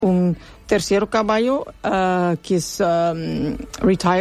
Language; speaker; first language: Spanish; non-native, learner; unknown